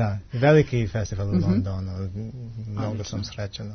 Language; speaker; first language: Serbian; non-native, learner; English